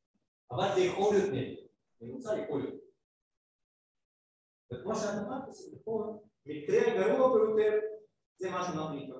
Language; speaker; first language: Hebrew; non-native, fluent; Russian